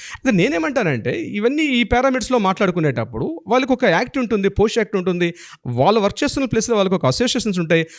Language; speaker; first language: Telugu; native; Telugu